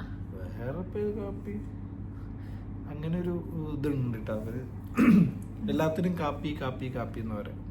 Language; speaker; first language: Malayalam; native; Malayalam